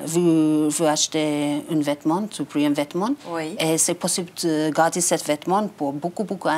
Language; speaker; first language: French; non-native, learner; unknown